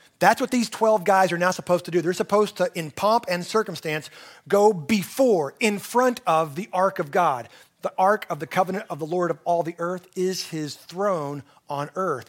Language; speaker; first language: English; native; English